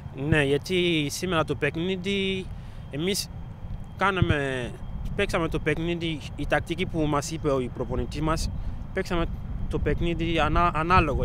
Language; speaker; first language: Greek; non-native, learner; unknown